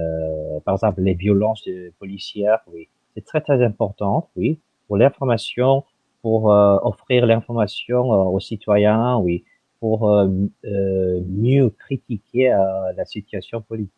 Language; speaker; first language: French; non-native, fluent; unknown